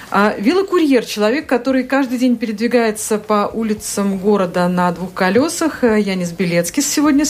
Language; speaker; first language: Russian; native; Russian